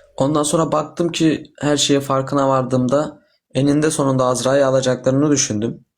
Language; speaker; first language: Turkish; native; Turkish